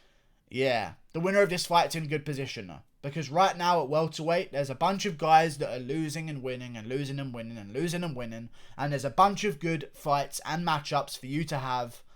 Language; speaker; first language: English; native; English